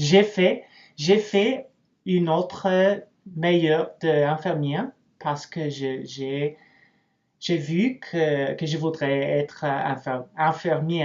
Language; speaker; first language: French; non-native, learner; English